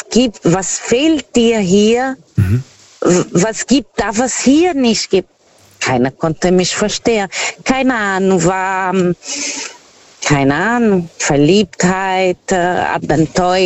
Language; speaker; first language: German; non-native, learner; Portuguese